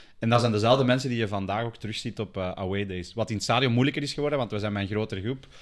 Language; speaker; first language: Dutch; early bilingual, other home language; Spanish